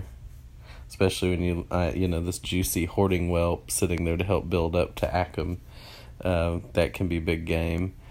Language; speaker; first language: English; native; English